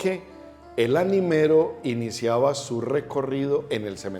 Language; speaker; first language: Spanish; native; Spanish